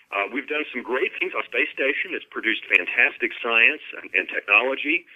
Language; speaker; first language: English; native; English